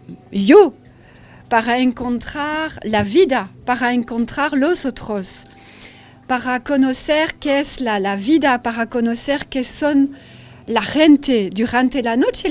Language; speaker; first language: Spanish; non-native, learner; French